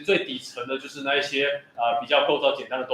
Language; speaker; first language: Chinese; native; Chinese